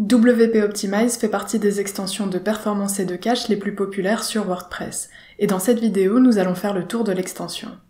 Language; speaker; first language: French; native; French